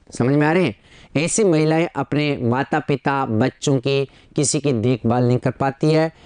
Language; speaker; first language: Hindi; native; Hindi